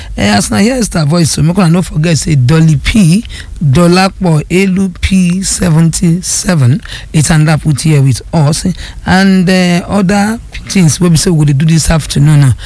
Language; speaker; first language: Nigerian Pidgin; non-native, local second language; Yoruba